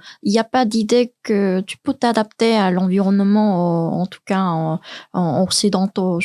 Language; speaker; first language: French; non-native, learner; Korean